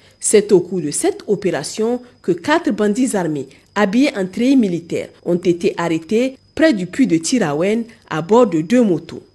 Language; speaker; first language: French; non-native, local second language; Hausa